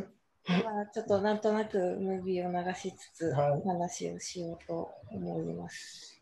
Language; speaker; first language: Japanese; native; Japanese